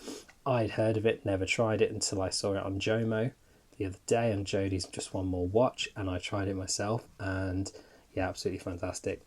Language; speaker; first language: English; native; English